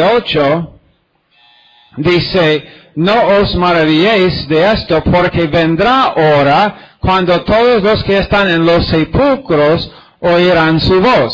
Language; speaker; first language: Spanish; non-native, fluent; English